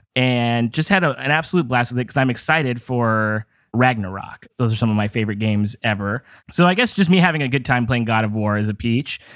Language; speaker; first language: English; native; English